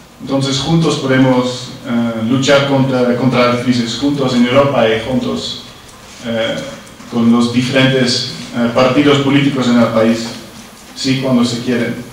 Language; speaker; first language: Spanish; non-native, learner; Dutch